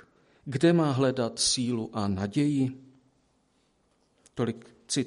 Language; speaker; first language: Czech; native; Czech